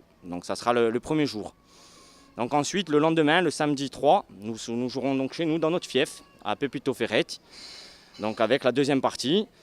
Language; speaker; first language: French; native; French